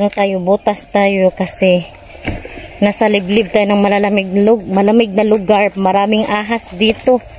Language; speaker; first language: Filipino; non-native, local second language; Cebuano